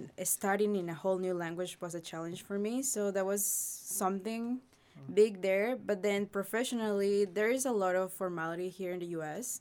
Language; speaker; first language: English; non-native, fluent; Spanish